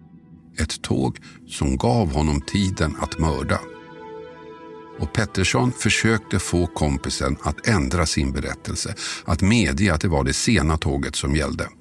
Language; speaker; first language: Swedish; native; Swedish